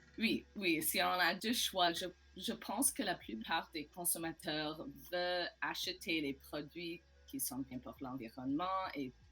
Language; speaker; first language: French; non-native, learner; English